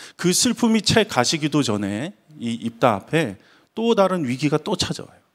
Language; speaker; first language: Korean; native; Korean